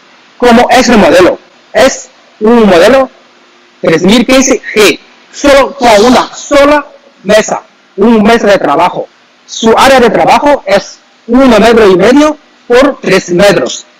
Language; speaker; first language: Spanish; non-native, learner; Chinese